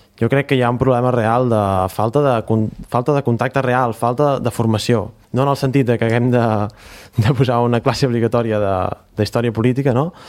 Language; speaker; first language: Catalan; native; Catalan